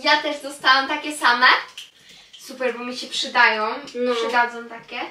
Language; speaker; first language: Polish; early bilingual, heritage; Polish